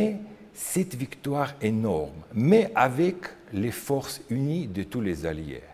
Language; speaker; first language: French; non-native, learner; Russian